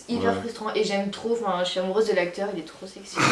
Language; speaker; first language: French; native; French